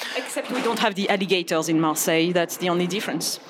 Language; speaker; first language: English; non-native, fluent; French